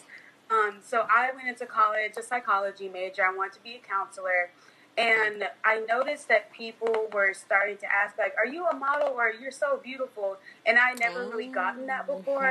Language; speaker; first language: English; native; English